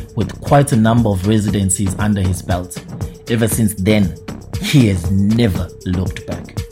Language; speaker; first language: English; non-native, local second language; Zulu